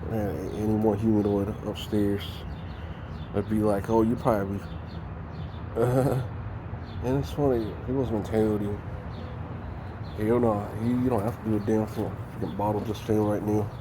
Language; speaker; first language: English; native; English